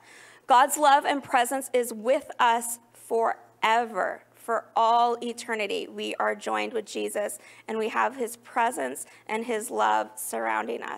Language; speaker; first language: English; native; English